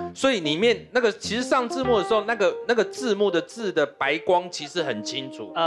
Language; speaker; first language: Chinese; native; Chinese